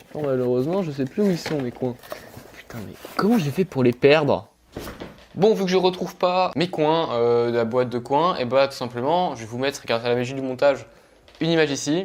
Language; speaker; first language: French; native; French